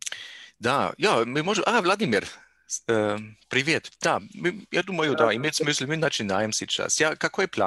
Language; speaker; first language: Russian; non-native, learner; German